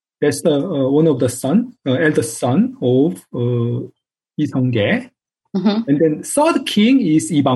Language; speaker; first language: English; non-native, fluent; Korean